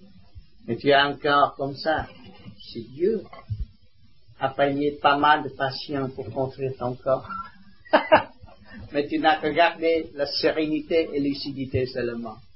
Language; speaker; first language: French; non-native, learner; Vietnamese